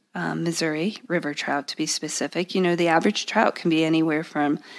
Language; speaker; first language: English; native; English